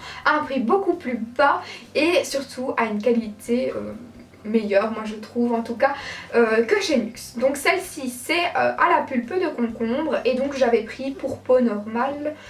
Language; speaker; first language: French; native; French